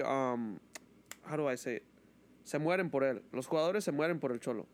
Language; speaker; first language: Spanish; early bilingual, heritage; Spanish